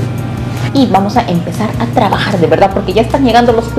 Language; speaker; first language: Spanish; non-native, fluent; Korean